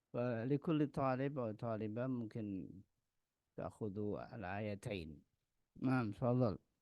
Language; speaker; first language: Arabic; non-native, fluent; Indonesian